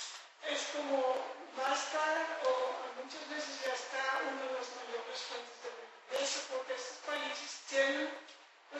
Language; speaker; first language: Spanish; non-native, fluent; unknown